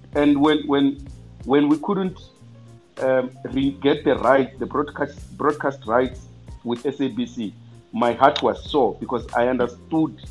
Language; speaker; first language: English; non-native, local second language; Venda